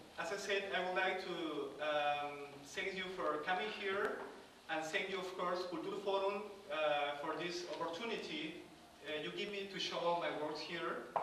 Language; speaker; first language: English; non-native, fluent; Spanish